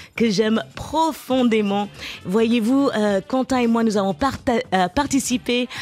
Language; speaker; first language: French; native; French